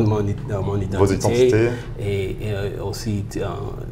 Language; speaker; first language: French; early bilingual, heritage; French